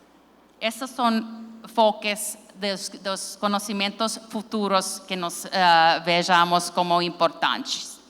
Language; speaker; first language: Portuguese; non-native, learner; Finnish